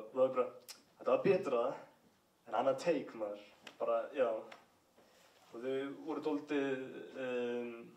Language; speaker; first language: Icelandic; early bilingual, heritage; English